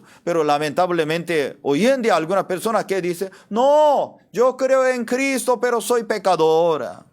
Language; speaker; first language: Spanish; non-native, fluent; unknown